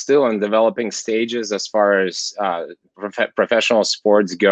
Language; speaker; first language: English; non-native, fluent; Kazakh